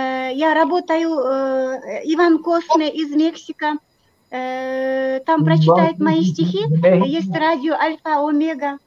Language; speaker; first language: Russian; non-native, local second language; Kyrgyz